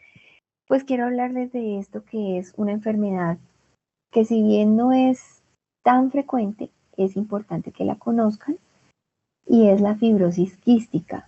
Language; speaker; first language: Spanish; native; Spanish